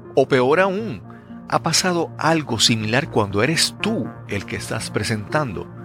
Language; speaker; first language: Spanish; native; Spanish